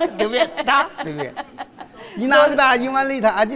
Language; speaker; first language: Russian; non-native, learner; Chinese